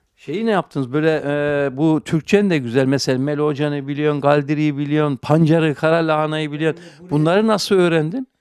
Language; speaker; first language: Turkish; native; Turkish